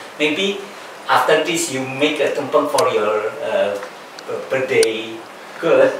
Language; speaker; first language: English; non-native, learner; Indonesian